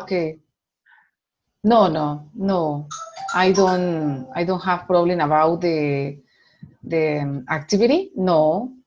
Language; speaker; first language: English; non-native, learner; Spanish